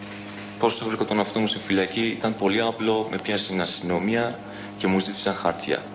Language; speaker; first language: Greek; non-native, learner; Persian